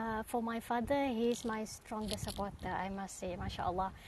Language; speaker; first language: English; non-native, local second language; Malay